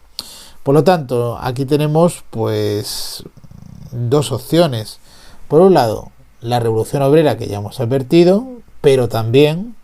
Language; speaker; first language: Spanish; native; Spanish